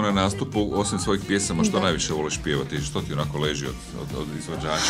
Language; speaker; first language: Croatian; native; Croatian